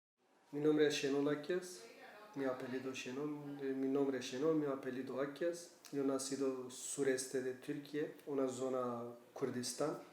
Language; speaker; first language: Spanish; non-native, learner; Kurdish